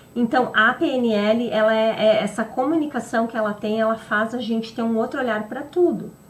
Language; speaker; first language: Portuguese; native; Portuguese